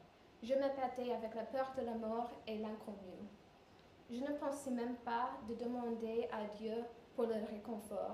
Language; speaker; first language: French; non-native, learner; English